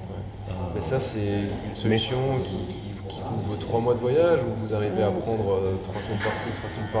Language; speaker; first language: French; native; French